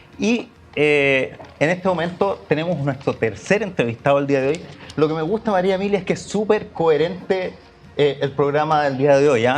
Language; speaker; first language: Spanish; native; Spanish